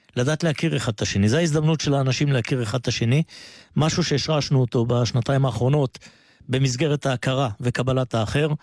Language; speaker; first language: Hebrew; native; Hebrew